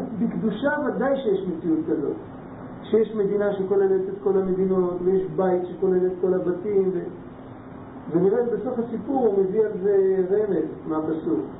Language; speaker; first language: Hebrew; non-native, fluent; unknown